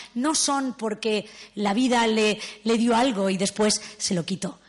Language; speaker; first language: Spanish; native; Spanish